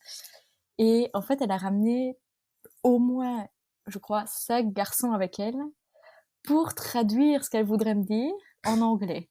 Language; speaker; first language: French; native; French